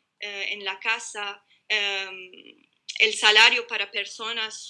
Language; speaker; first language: Spanish; non-native, learner; Arabic